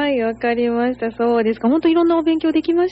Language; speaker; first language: Japanese; native; Japanese